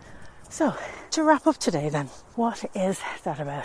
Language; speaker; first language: English; native; English